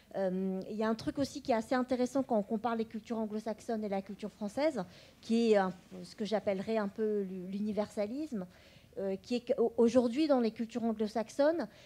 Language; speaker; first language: French; non-native, local second language; Vietnamese